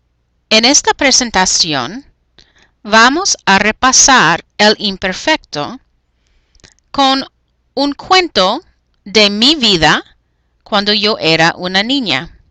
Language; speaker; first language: Spanish; non-native, fluent; English